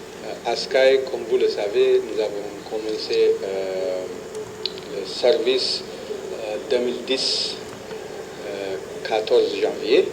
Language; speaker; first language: French; non-native, fluent; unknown